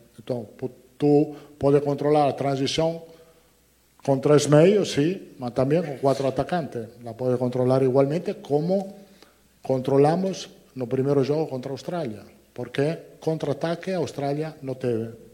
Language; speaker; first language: Portuguese; non-native, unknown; Italian